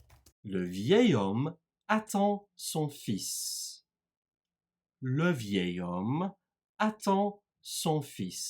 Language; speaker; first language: French; non-native, fluent; Turkish